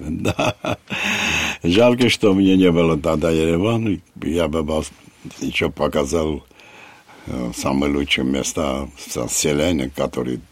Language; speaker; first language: Russian; non-native, fluent; Armenian